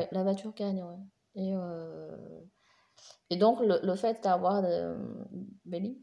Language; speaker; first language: French; non-native, fluent; Chinese